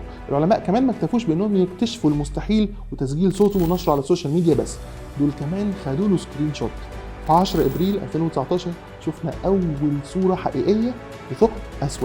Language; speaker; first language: Arabic; native; Arabic